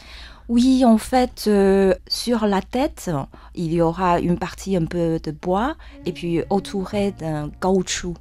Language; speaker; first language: French; non-native, fluent; Chinese